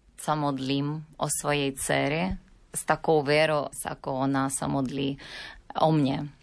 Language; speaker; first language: Slovak; non-native, learner; Ukrainian